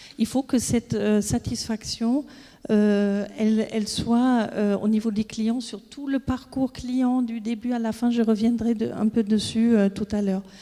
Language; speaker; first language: French; non-native, fluent; German